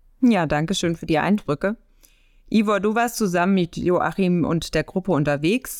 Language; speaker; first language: German; native; German